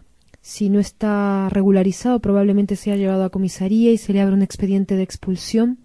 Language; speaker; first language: Spanish; native; Spanish